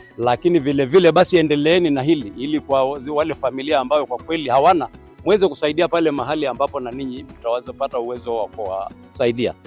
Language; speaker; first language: Swahili; non-native, local second language; Masai